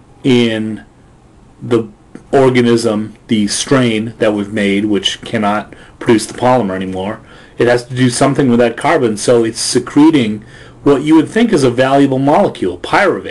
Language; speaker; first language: English; native; English